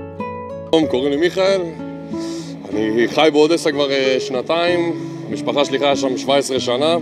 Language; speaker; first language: Hebrew; non-native, fluent; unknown